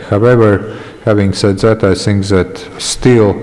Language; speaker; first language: English; non-native, fluent; Latvian